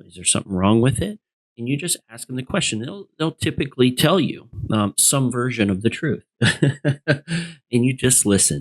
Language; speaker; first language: English; native; English